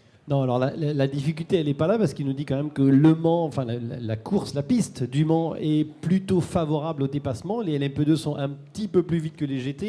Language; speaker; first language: French; native; French